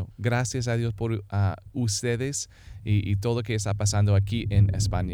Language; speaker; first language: Spanish; non-native, fluent; English